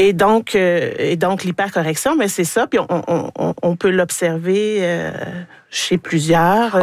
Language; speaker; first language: French; native; French